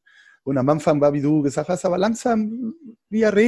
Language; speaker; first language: German; non-native, fluent; Spanish